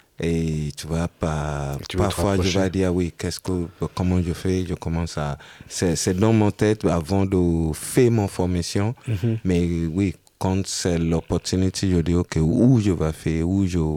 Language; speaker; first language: French; non-native, learner; Yoruba